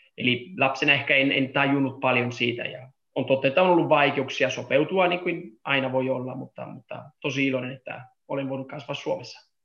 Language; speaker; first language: Finnish; non-native, fluent; Italian